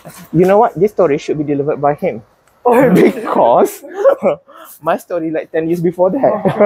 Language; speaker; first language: English; non-native, local second language; Malay